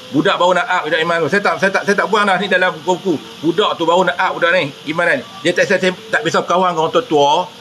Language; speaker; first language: Malay; native; Malay